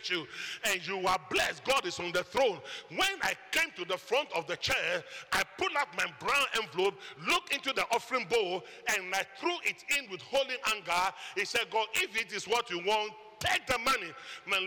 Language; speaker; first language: English; non-native, local second language; Akan